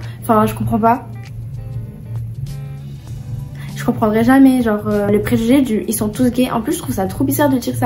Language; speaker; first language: French; native; French